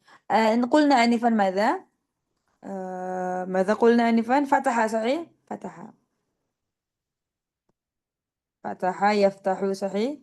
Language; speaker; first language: Arabic; non-native, fluent; Indonesian